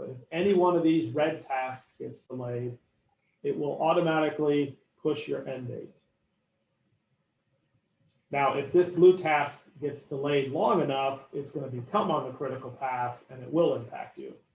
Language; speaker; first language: English; native; English